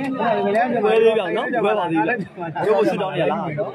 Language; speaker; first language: Burmese; native; Burmese